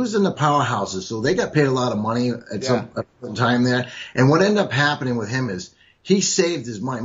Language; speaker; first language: English; native; English